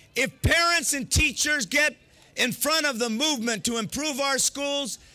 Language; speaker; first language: English; early bilingual, other home language; Spanish